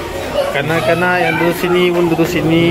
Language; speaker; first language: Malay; non-native, local second language; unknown